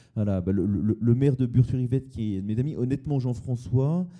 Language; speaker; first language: French; native; French